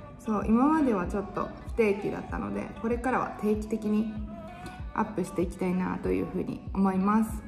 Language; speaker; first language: Japanese; native; Japanese